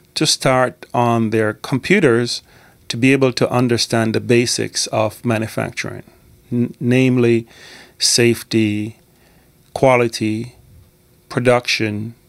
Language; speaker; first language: English; native; English